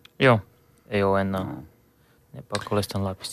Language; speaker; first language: Finnish; non-native, learner; Bulgarian